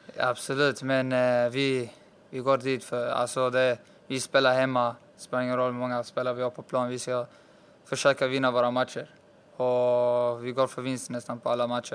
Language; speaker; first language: Swedish; early bilingual, other home language; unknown